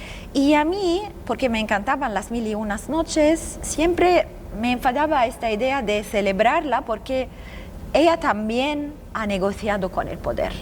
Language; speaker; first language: Spanish; non-native, fluent; Arabic